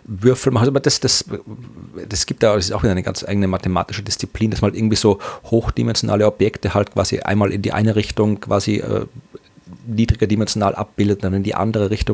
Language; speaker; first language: German; native; German